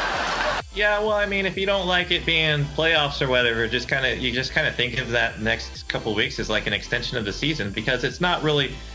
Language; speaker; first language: English; native; English